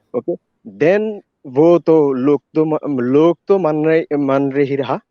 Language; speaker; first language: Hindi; non-native, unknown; Bangla